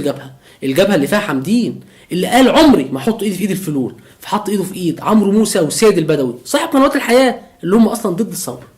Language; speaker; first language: Arabic; native; Arabic